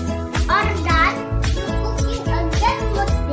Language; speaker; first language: English; non-native, learner; Indonesian